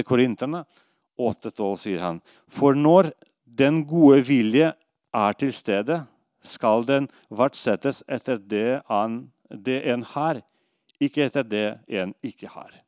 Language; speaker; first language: Norwegian; non-native, fluent; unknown